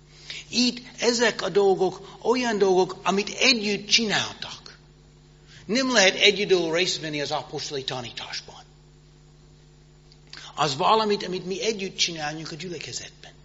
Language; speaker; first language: Hungarian; non-native, fluent; English